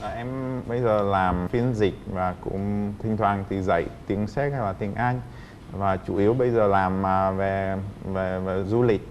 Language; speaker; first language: Vietnamese; non-native, fluent; Czech